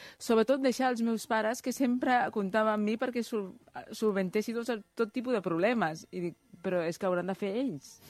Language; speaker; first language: Catalan; early bilingual, other home language; Chinese